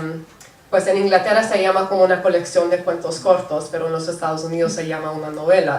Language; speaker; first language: Spanish; non-native, local second language; English